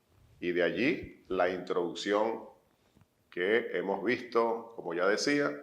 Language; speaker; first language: Spanish; native; Spanish